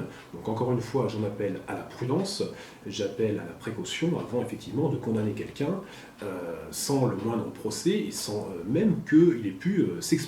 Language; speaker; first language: French; native; French